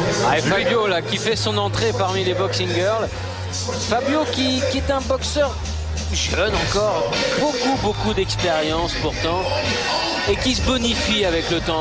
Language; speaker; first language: French; native; French